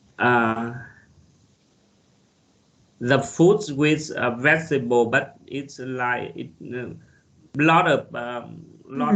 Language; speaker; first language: English; non-native, learner; Vietnamese